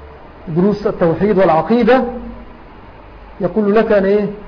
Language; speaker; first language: Arabic; native; Arabic